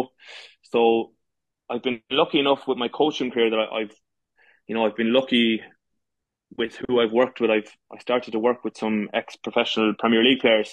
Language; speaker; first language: English; native; English